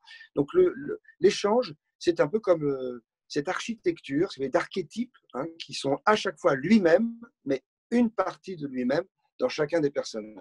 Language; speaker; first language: French; native; French